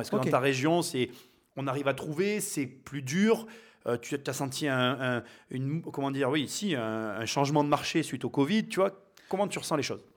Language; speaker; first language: French; native; French